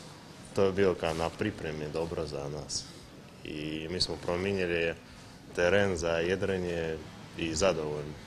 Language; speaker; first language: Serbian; non-native, learner; Russian